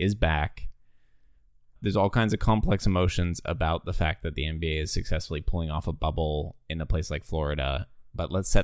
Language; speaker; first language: English; native; English